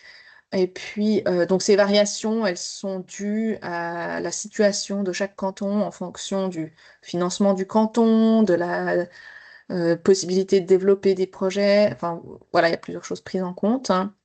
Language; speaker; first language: French; native; French